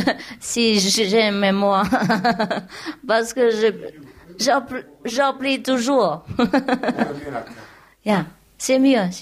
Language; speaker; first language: French; non-native, learner; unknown